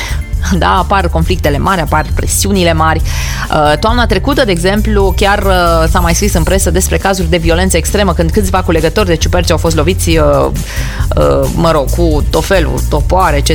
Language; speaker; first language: Romanian; native; Romanian